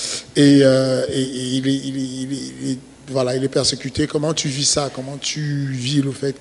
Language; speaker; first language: French; native; French